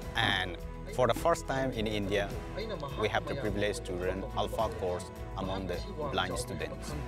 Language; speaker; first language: English; non-native, local second language; Manipuri